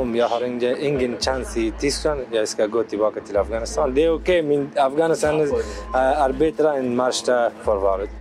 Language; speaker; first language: Swedish; non-native, learner; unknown